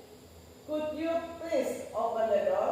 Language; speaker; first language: English; non-native, learner; Indonesian